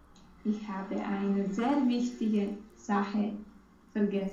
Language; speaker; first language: German; non-native, learner; Romanian